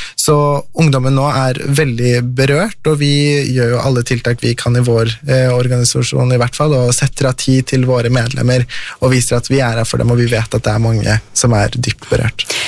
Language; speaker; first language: Norwegian; early bilingual, other home language; Persian